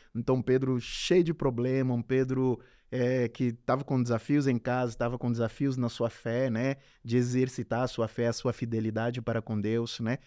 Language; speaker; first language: Portuguese; non-native, local second language; Kabuverdianu